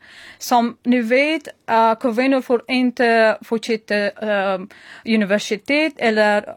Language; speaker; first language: Swedish; non-native, learner; Persian